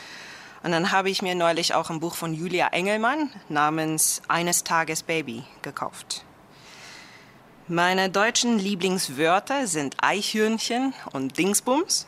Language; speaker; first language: German; non-native, fluent; Afrikaans